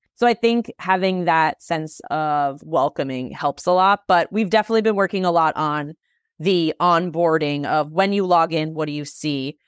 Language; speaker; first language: English; native; English